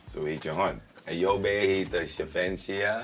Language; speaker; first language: Dutch; native; Dutch